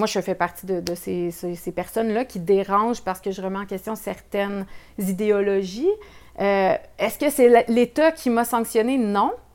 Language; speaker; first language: French; native; French